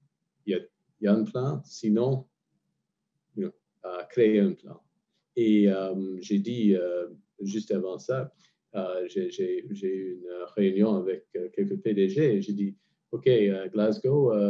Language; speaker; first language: French; non-native, fluent; English